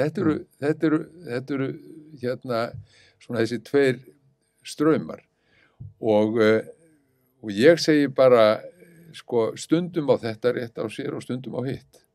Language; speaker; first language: Icelandic; native; Icelandic